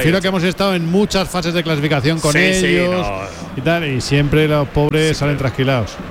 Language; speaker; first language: Spanish; native; Spanish